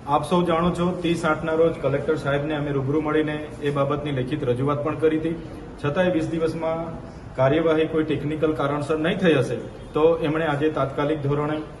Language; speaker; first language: Gujarati; non-native, local second language; Vasavi